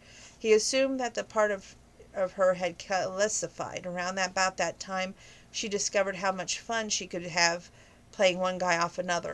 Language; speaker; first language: English; native; English